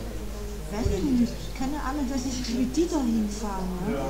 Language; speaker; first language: German; native; German